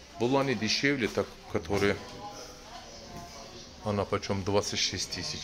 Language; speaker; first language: Russian; non-native, learner; Turkish